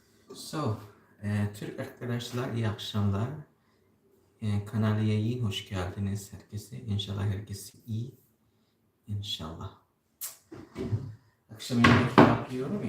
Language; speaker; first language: Turkish; non-native, learner; Filipino